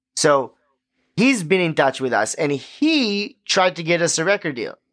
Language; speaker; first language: English; non-native, fluent; Hebrew